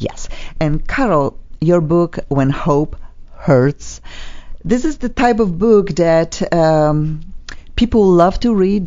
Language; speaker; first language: English; non-native, fluent; Polish